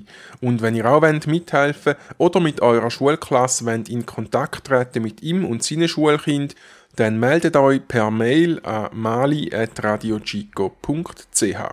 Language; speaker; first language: German; native; German